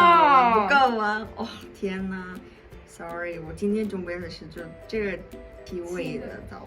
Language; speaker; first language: Chinese; non-native, fluent; Mongolian